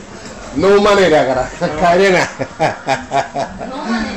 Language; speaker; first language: Japanese; non-native, fluent; English